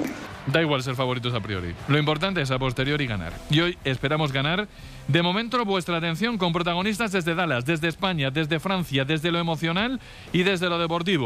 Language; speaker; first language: Spanish; native; Spanish